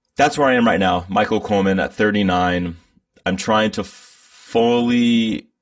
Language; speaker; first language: English; native; English